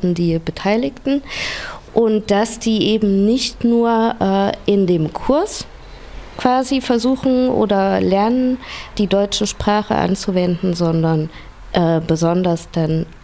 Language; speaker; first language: German; native; German